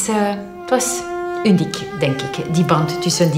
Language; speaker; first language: Dutch; non-native, local second language; French